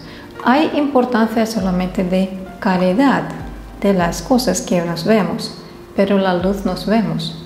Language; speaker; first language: Spanish; non-native, fluent; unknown